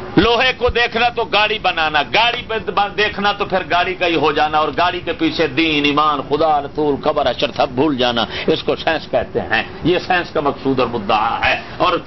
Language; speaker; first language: Urdu; non-native, local second language; Punjabi